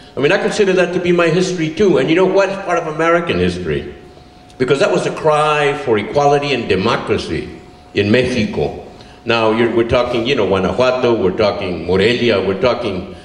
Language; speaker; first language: English; early bilingual, other home language; Spanish